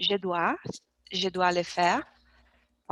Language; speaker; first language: French; non-native, learner; Portuguese